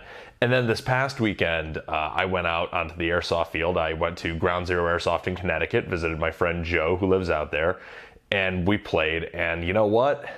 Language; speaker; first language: English; native; English